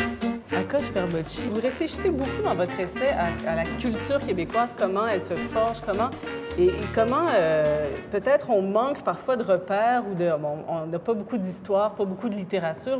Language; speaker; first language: French; native; French